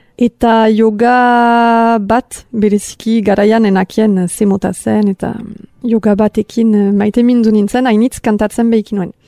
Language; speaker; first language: Basque; native; Basque